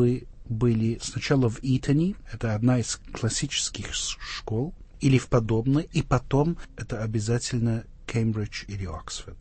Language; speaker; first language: Russian; non-native, fluent; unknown